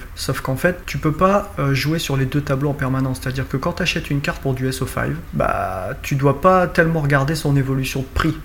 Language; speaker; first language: French; native; French